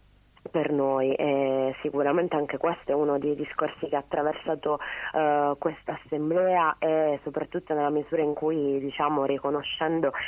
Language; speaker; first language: Italian; native; Italian